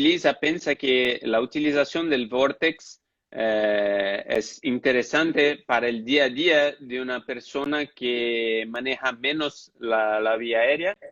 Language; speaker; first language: Spanish; non-native, fluent; Portuguese